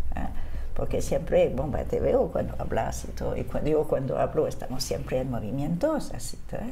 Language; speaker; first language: Spanish; non-native, fluent; French